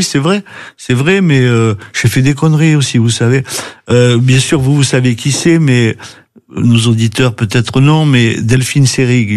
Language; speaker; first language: French; native; French